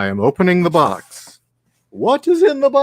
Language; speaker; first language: English; native; English